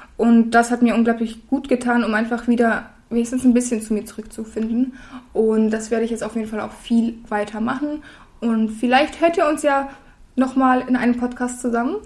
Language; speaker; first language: German; early bilingual, other home language; Russian